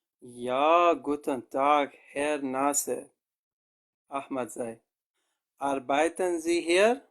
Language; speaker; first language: German; non-native, learner; Pashto